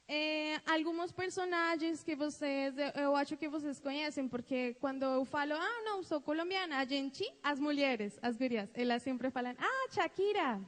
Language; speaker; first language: Portuguese; non-native, fluent; Spanish